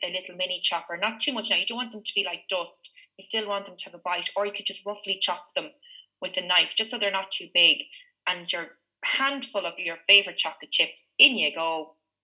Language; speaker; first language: English; native; English